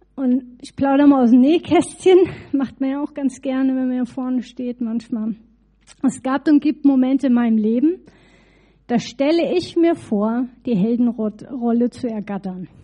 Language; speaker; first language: German; native; German